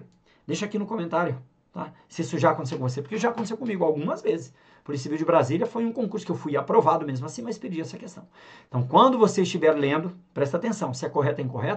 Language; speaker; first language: Portuguese; native; Portuguese